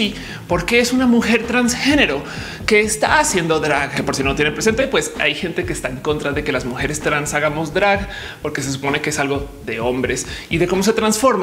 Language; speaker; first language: Spanish; native; Spanish